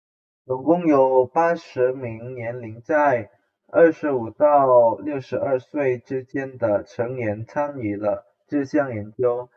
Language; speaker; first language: Chinese; non-native, fluent; Indonesian